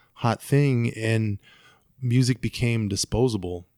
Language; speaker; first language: English; native; English